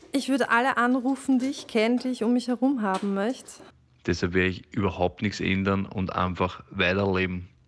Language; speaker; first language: German; native; German